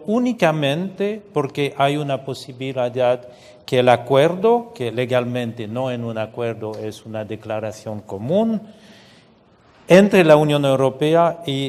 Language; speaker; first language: Spanish; non-native, fluent; French